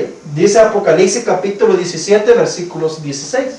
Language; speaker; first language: Spanish; native; Spanish